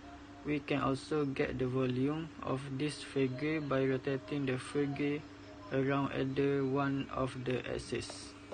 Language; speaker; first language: English; non-native, local second language; Malay